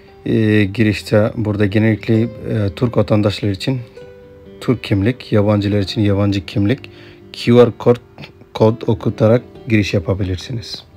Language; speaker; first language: Turkish; non-native, fluent; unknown